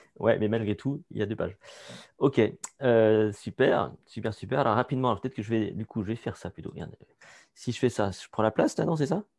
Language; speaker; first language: French; native; French